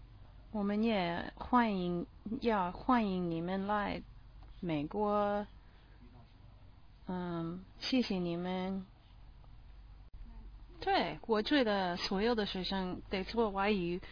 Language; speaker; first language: Chinese; non-native, learner; English